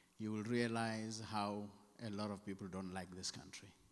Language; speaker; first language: English; non-native, local second language; Southern Sotho